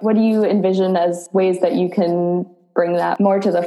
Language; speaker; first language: English; native; English